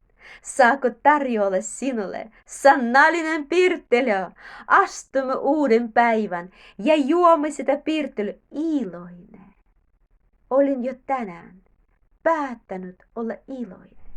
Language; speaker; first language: Finnish; non-native, learner; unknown